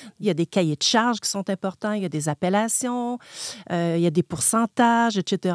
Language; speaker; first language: French; native; French